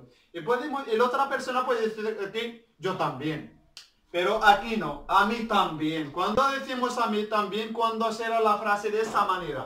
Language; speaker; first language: Spanish; non-native, learner; Arabic